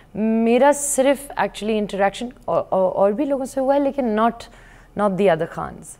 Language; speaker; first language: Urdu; native; Urdu